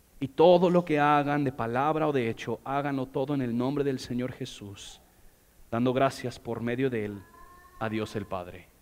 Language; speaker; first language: Spanish; non-native, fluent; English